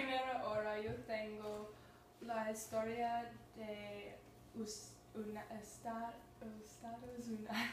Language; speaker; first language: Spanish; non-native, learner; English